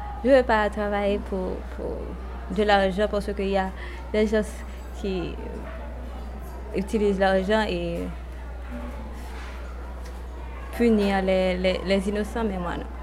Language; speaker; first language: French; non-native, local second language; Haitian Creole